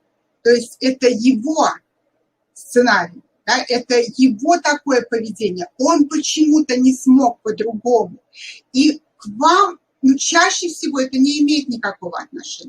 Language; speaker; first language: Russian; native; Russian